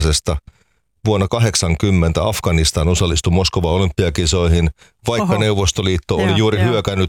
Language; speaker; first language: Finnish; native; Finnish